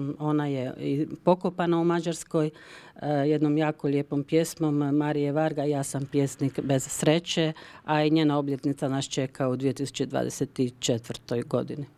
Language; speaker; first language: Croatian; early bilingual, heritage; Croatian